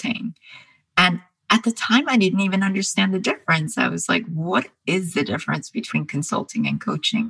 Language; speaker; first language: English; early bilingual, other home language; Korean